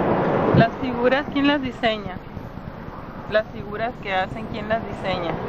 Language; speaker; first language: Spanish; native; Spanish